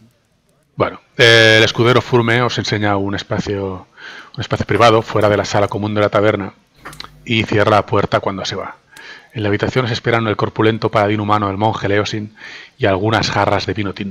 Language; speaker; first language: Spanish; native; Spanish